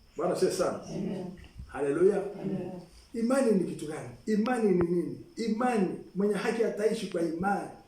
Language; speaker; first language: Swahili; non-native, local second language; Masai